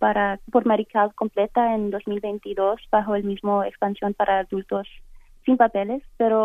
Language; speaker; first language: Spanish; early bilingual, heritage; Spanish